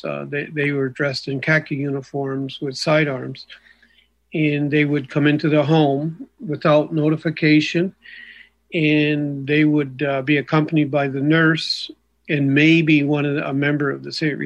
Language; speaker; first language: English; native; English